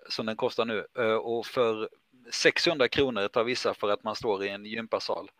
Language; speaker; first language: Swedish; native; Swedish